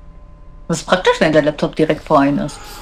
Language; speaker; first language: German; native; German